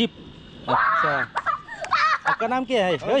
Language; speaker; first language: Hindi; non-native, local second language; Mizo